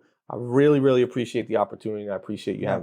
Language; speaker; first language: English; native; English